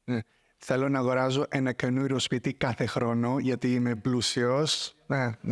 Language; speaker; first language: Greek; non-native, fluent; English